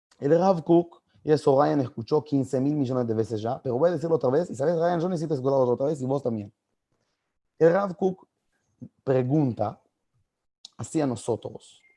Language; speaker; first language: Spanish; non-native, fluent; Hebrew